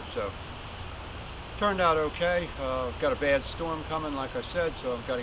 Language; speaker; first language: English; native; English